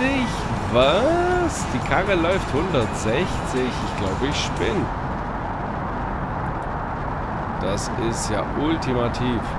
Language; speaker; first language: German; native; German